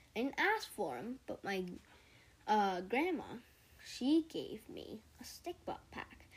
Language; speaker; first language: English; native; English